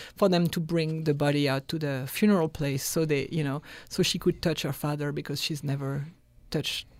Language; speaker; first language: English; non-native, fluent; French